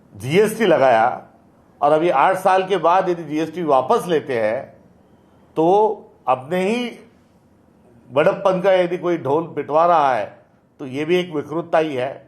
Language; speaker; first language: Hindi; non-native, local second language; Marathi